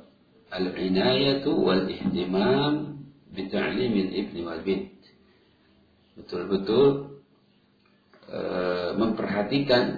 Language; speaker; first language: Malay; non-native, local second language; Sundanese